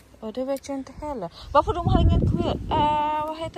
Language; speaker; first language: Swedish; non-native, learner; Filipino